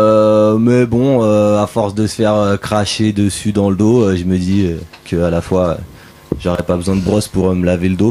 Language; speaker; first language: French; native; French